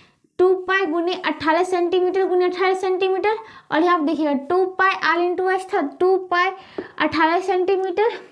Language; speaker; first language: Hindi; native; Hindi